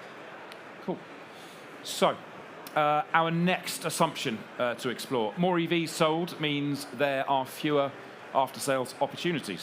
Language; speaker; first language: English; native; English